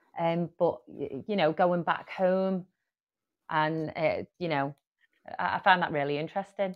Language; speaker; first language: English; native; English